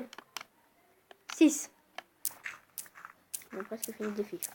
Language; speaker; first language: French; native; French